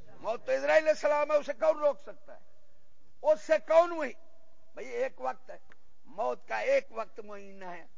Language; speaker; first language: Urdu; non-native, local second language; Punjabi